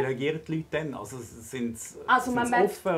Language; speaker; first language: German; native; German